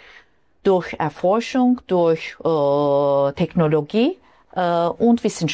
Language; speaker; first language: German; non-native, fluent; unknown